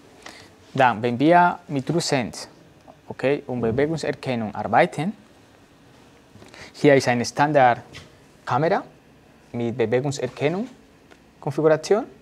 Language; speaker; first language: German; non-native, learner; Spanish